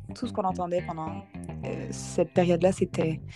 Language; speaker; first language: French; native; French